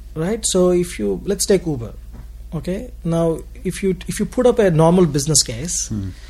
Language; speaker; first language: English; non-native, local second language; Telugu